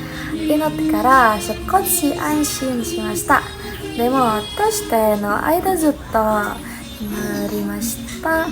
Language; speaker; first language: Japanese; non-native, learner; Indonesian